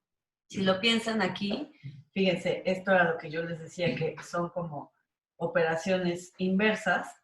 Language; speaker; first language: Spanish; native; Spanish